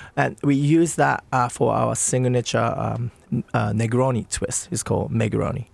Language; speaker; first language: English; non-native, fluent; Japanese